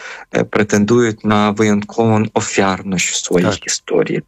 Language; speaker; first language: Polish; non-native, fluent; Ukrainian